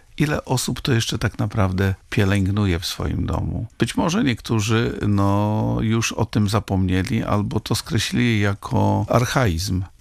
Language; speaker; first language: Polish; native; Polish